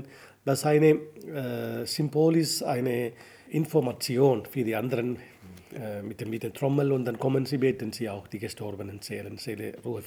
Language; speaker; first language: German; non-native, learner; Tamil